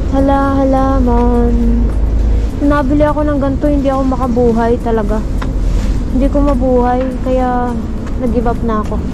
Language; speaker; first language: Filipino; native; Filipino